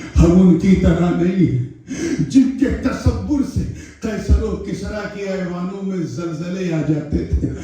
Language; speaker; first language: Urdu; native; Urdu